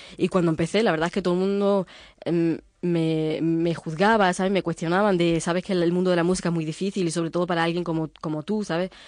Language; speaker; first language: Spanish; early bilingual, other home language; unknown